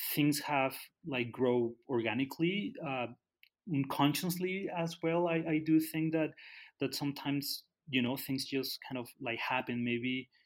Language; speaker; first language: English; non-native, fluent; Spanish